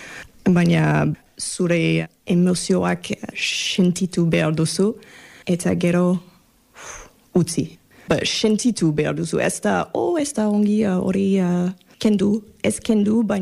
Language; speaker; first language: Basque; non-native, fluent; English